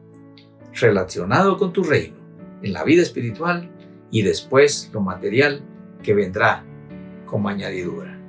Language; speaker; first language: Spanish; native; Spanish